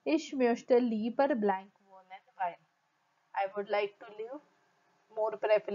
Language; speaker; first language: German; non-native, fluent; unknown